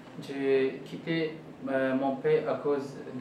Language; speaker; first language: French; non-native, learner; Arabic